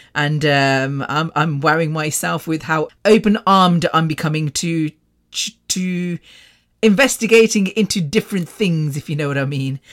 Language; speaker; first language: English; native; English